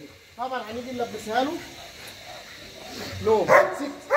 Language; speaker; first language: Arabic; native; Arabic